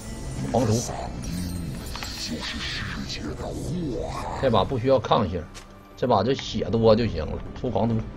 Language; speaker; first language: Chinese; native; Chinese